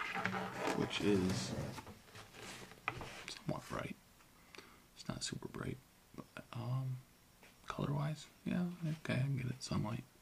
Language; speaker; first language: English; native; English